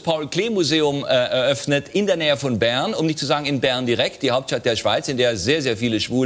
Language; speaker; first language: German; native; German